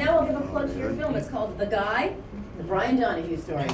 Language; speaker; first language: English; native; English